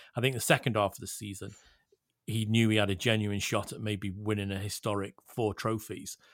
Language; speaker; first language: English; native; English